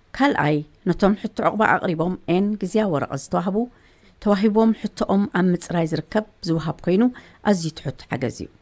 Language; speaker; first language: Tigrinya; native; Tigrinya